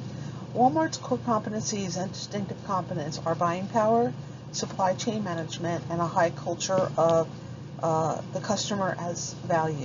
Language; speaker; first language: English; native; English